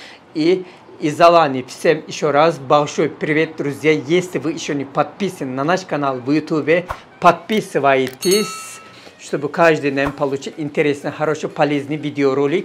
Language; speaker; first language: Russian; non-native, fluent; Turkish